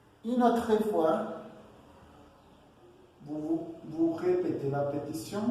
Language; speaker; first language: French; non-native, learner; Spanish